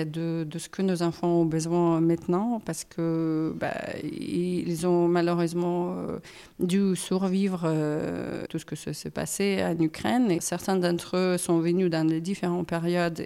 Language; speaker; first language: French; non-native, fluent; Ukrainian